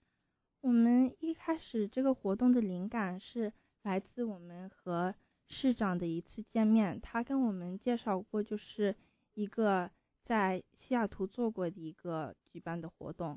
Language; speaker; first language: Chinese; early bilingual, heritage; Chinese